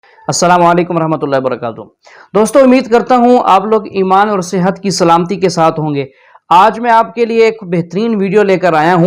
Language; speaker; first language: Hindi; native; Hindi